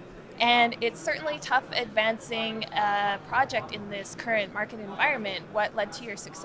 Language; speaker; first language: English; native; English